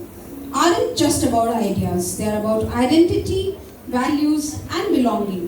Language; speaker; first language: English; non-native, local second language; Marathi